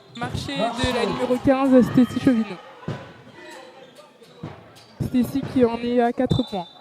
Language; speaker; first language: French; native; French